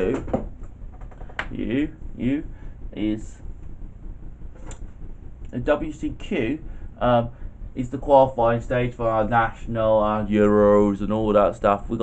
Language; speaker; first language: English; native; English